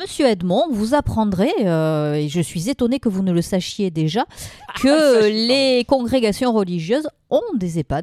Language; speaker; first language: French; native; French